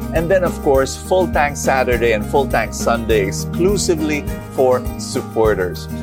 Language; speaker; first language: English; non-native, local second language; Filipino